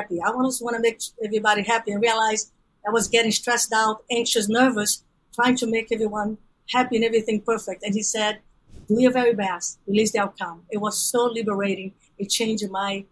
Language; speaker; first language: English; non-native, fluent; Portuguese